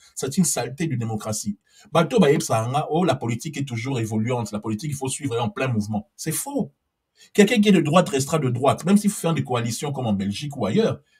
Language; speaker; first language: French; non-native, local second language; Lingala